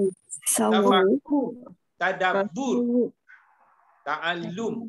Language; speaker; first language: Arabic; non-native, fluent; Malay